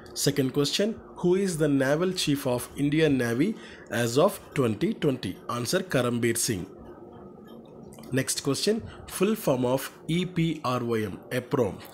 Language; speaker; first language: English; non-native, local second language; Telugu